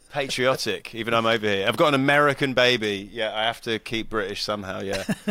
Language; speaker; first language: English; native; English